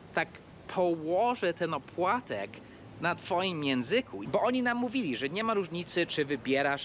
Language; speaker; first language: Polish; early bilingual, heritage; Polish